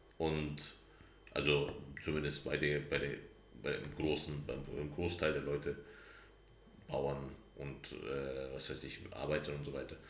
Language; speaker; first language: German; early bilingual, other home language; Turkish